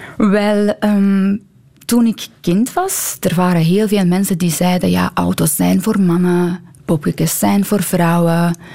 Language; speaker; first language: Dutch; non-native, fluent; Persian